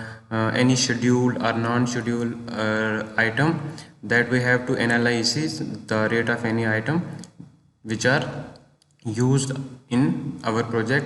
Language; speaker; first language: English; non-native, local second language; Hindi